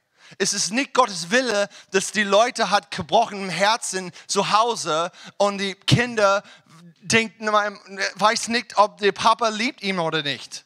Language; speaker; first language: German; non-native, learner; English